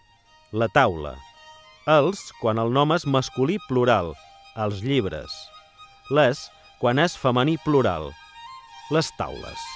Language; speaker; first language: Catalan; native; Catalan